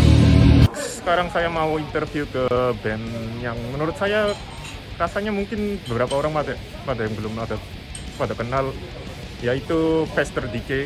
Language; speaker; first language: Indonesian; non-native, fluent; Japanese